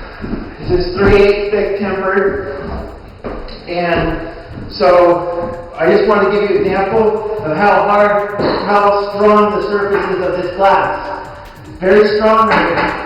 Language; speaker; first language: English; native; English